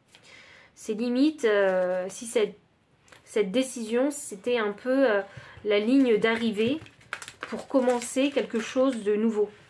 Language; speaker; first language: French; native; French